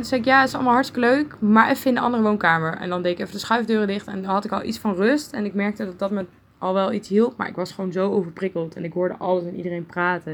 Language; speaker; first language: Dutch; native; Dutch